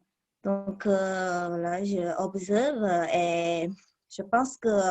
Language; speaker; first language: French; non-native, learner; Chinese